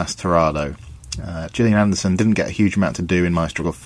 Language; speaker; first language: English; native; English